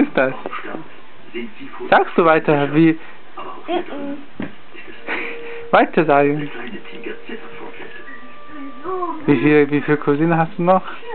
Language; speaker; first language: German; non-native, learner; Chinese